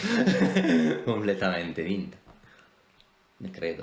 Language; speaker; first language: Italian; native; Italian